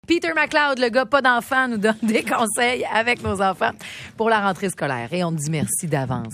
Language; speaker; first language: French; native; French